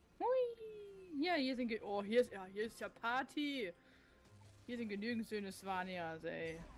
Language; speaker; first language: German; native; German